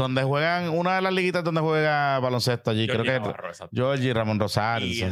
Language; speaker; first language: Spanish; native; Spanish